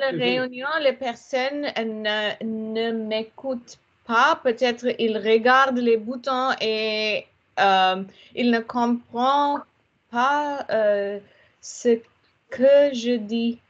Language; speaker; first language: French; non-native, learner; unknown